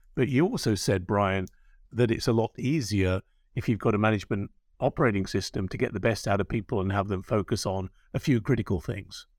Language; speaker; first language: English; native; English